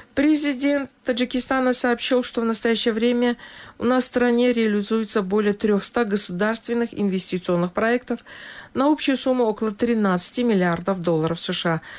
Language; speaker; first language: Russian; non-native, local second language; Tajik